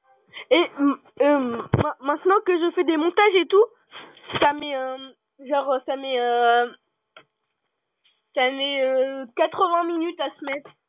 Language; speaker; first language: French; native; French